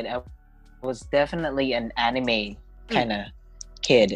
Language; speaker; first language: English; non-native, local second language; Cebuano